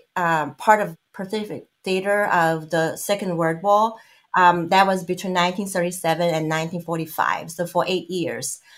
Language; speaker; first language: English; non-native, fluent; Chinese